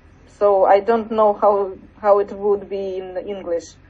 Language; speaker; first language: English; non-native, learner; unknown